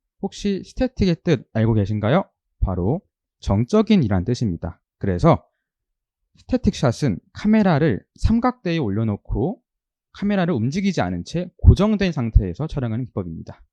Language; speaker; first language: Korean; native; Korean